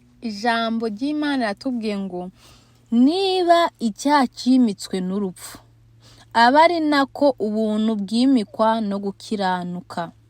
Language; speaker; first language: Kinyarwanda; native; Kinyarwanda